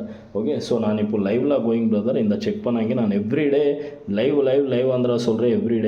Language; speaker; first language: Tamil; non-native, learner; Kannada